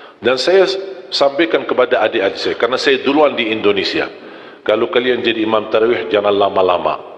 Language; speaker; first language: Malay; non-native, fluent; Arabic